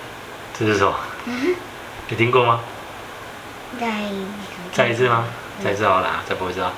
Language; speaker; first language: Chinese; native; Chinese